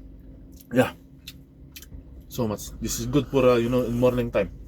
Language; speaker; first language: English; non-native, local second language; Filipino